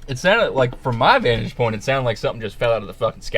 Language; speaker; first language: English; native; English